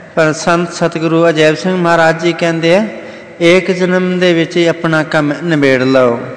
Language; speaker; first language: Punjabi; native; Punjabi